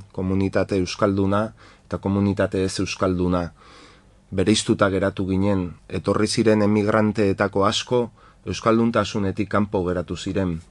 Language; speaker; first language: Basque; non-native, local second language; Spanish